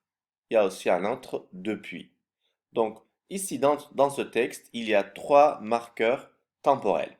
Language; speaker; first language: French; non-native, fluent; Turkish